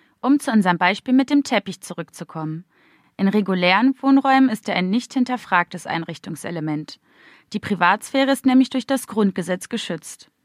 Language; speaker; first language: German; native; German